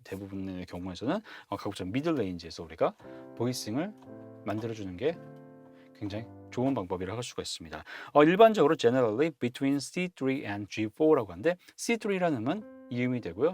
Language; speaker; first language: Korean; native; Korean